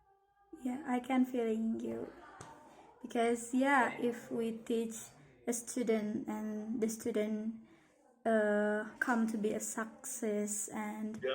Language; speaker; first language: English; non-native, learner; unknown